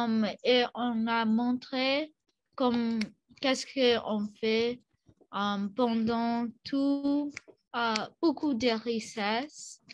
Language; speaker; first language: French; non-native, learner; English